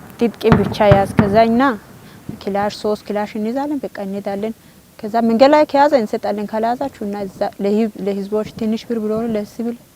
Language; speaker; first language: Amharic; non-native, local second language; Wolaytta